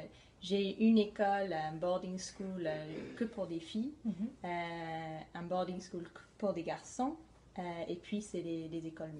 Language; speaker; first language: French; non-native, fluent; English